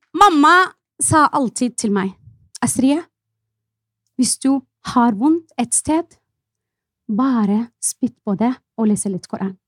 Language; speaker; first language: Norwegian; non-native, fluent; Arabic